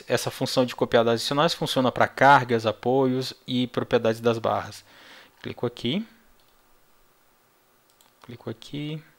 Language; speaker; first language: Portuguese; native; Portuguese